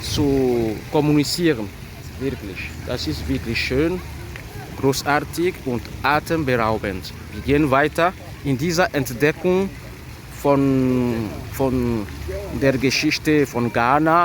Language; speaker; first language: German; non-native, fluent; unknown